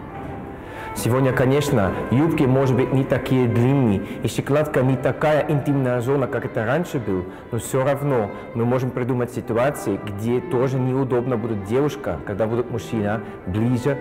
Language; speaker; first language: Russian; non-native, fluent; Dutch